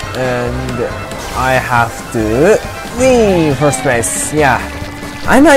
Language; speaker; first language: English; non-native, learner; Japanese